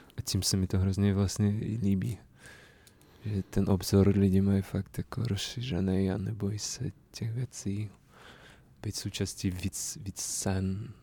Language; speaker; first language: Czech; non-native, fluent; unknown